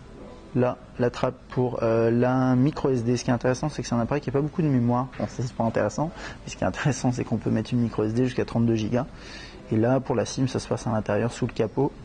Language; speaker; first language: French; native; French